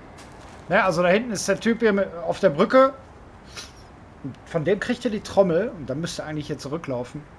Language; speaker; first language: German; native; German